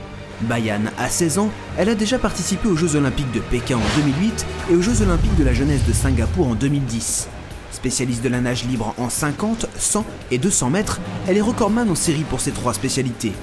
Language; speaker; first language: French; native; French